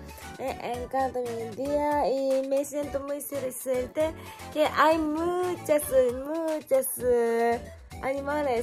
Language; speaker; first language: Spanish; non-native, learner; Japanese